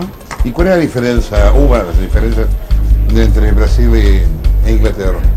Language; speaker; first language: Portuguese; non-native, learner; Spanish